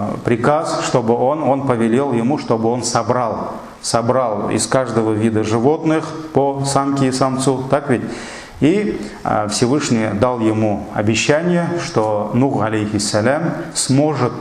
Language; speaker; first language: Russian; non-native, local second language; Tatar